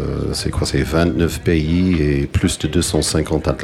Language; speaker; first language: French; non-native, fluent; English